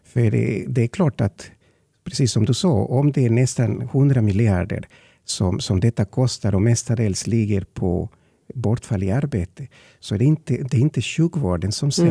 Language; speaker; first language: Swedish; non-native, fluent; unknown